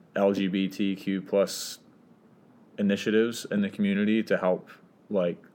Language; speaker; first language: English; native; English